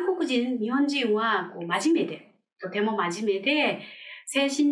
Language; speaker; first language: Japanese; non-native, fluent; Korean